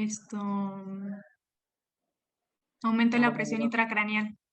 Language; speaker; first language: Spanish; native; Spanish